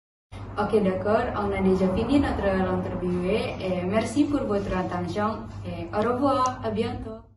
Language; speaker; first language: French; non-native, learner; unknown